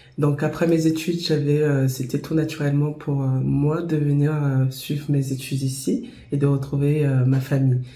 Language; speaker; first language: French; non-native, local second language; Basaa